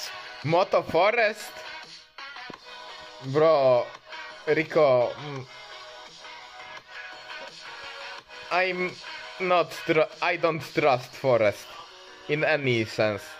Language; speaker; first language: English; non-native, fluent; Polish